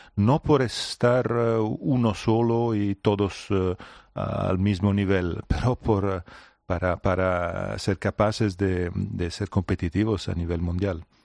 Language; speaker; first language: Spanish; non-native, fluent; Italian